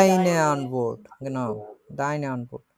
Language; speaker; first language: German; non-native, fluent; Bangla